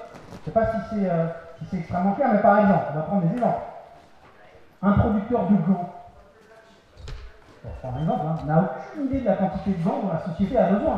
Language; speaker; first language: French; native; French